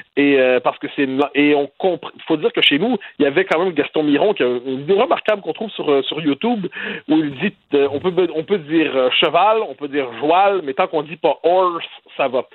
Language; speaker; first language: French; native; French